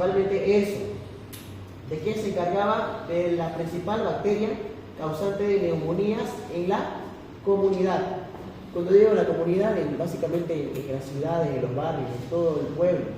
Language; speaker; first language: Spanish; native; Spanish